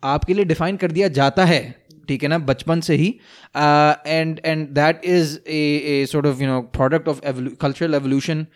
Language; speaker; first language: Urdu; native; Urdu